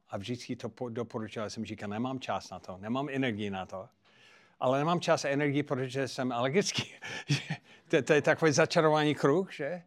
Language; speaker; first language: Czech; non-native, fluent; English